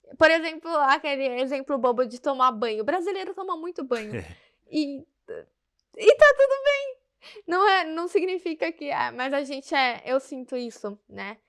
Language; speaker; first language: Portuguese; native; Portuguese